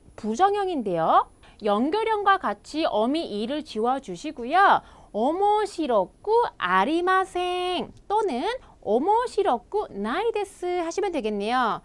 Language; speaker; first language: Korean; native; Korean